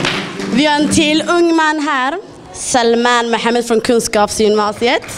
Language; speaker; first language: Swedish; early bilingual, other home language; Somali